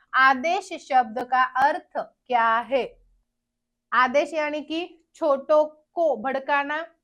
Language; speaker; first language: Hindi; non-native, local second language; Marathi